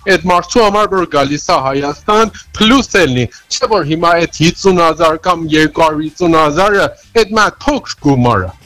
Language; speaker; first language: Armenian; early bilingual, heritage; Armenian